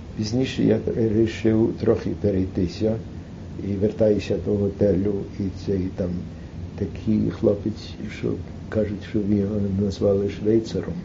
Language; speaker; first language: Ukrainian; early bilingual, heritage; Ukrainian